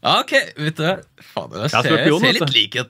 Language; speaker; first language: Norwegian; native; Norwegian